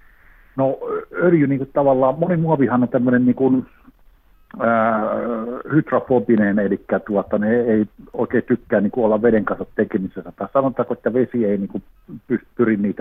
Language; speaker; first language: Finnish; native; Finnish